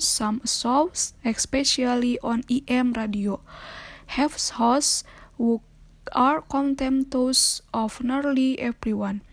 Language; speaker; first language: English; non-native, learner; Indonesian